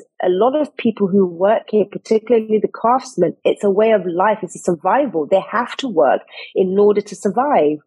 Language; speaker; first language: English; native; English